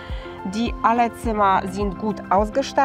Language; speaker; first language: German; non-native, fluent; Polish